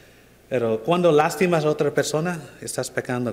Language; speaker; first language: Spanish; non-native, fluent; English